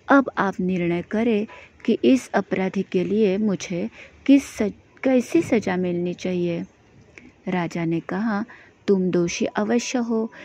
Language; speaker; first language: Hindi; non-native, local second language; Marathi